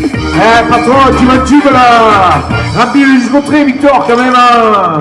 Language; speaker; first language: French; native; French